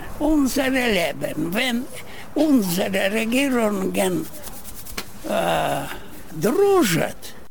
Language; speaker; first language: German; non-native, learner; Russian